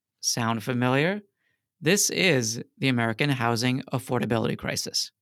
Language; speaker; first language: English; native; English